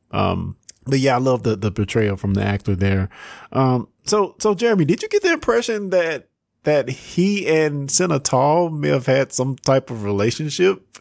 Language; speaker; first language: English; native; English